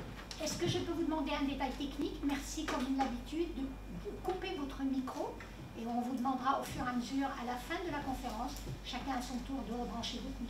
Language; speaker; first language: French; native; French